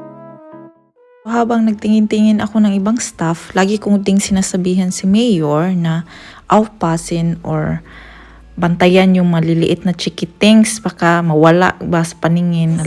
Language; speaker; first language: Filipino; non-native, local second language; Cebuano